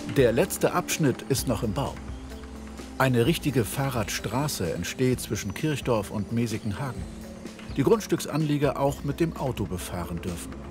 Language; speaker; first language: German; native; German